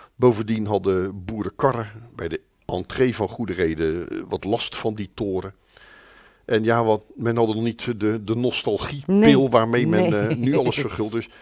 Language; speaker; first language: Dutch; native; Dutch